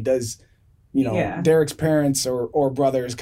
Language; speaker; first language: English; native; English